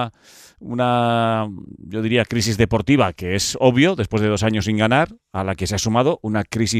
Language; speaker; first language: Spanish; native; Spanish